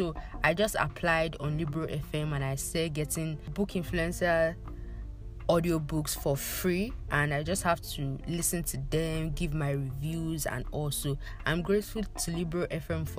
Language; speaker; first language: English; non-native, local second language; Yoruba